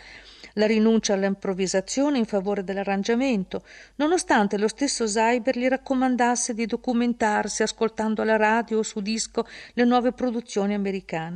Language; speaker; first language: Italian; native; Italian